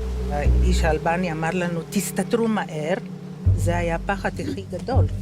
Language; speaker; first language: Hebrew; early bilingual, other home language; Croatian